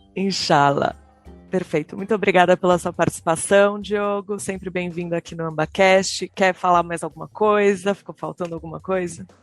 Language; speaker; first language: Portuguese; native; Portuguese